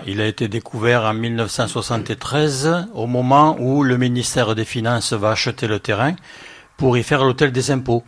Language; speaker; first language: French; native; French